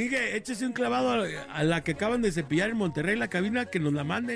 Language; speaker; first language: Spanish; native; Spanish